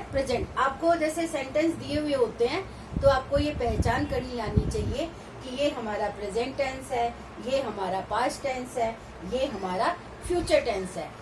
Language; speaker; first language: Hindi; native; Hindi